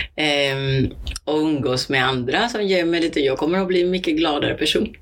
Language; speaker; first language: Swedish; non-native, fluent; Spanish